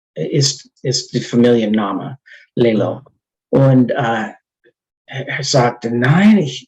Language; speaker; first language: German; non-native, learner; English